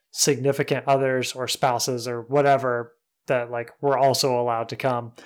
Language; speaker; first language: English; native; English